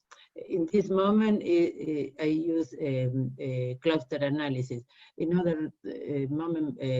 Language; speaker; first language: English; non-native, learner; Spanish